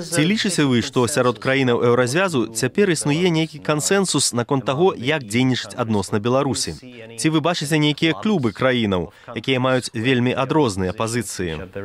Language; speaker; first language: Belarusian; native; Belarusian